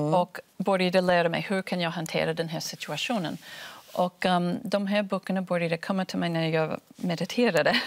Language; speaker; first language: Swedish; non-native, fluent; Spanish